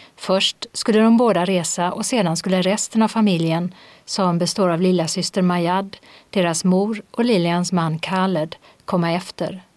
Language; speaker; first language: Swedish; native; Swedish